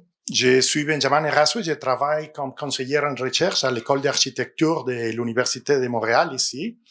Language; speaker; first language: French; non-native, fluent; Spanish